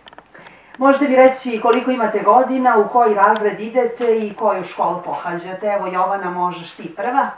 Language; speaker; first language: Croatian; native; Croatian